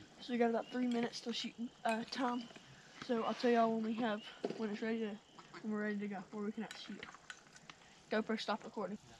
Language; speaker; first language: English; native; English